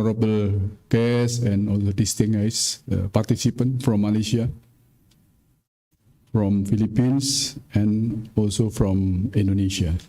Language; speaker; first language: English; non-native, fluent; Indonesian